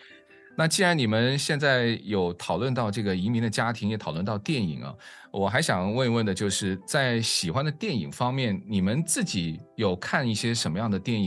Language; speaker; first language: Chinese; native; Chinese